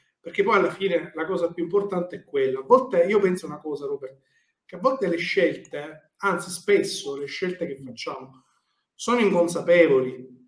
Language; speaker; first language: Italian; native; Italian